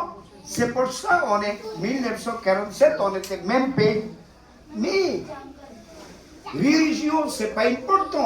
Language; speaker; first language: French; non-native, learner; Bangla